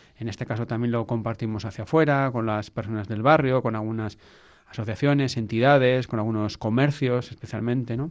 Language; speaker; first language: Spanish; native; Spanish